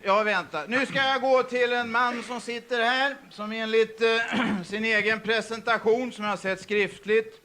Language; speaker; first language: Swedish; native; Swedish